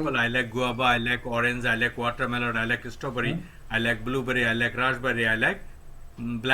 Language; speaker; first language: English; non-native, fluent; Bangla